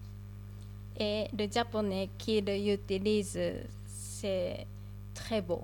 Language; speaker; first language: French; non-native, learner; Japanese